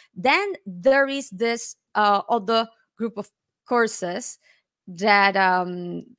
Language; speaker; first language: English; non-native, fluent; Spanish